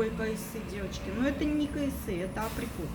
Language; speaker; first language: Russian; native; Russian